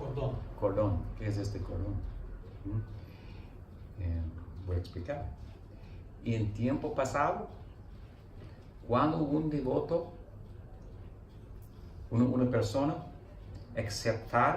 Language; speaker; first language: Spanish; non-native, learner; English